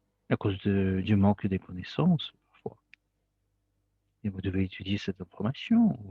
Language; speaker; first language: French; non-native, fluent; Russian